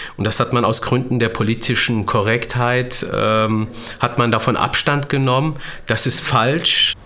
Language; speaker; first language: German; non-native, fluent; Turkish